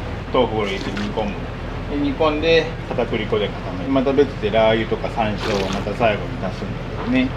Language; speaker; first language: Japanese; native; Japanese